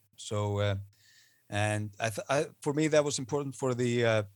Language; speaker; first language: English; non-native, fluent; Icelandic